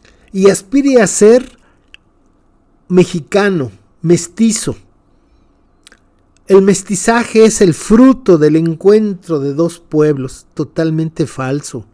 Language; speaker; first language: Spanish; native; Spanish